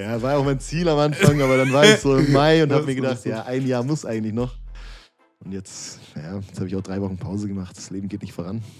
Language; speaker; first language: German; native; German